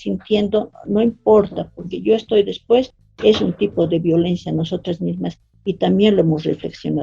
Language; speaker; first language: Spanish; native; Spanish